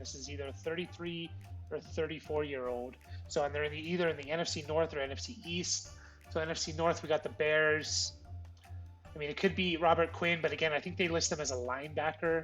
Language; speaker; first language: English; native; English